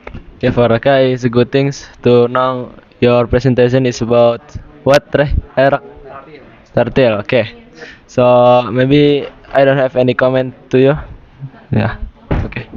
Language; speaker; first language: English; non-native, learner; Indonesian